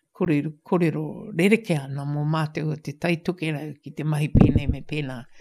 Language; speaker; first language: Māori; native; Māori